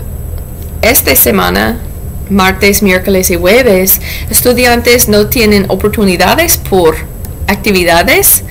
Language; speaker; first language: Spanish; non-native, learner; English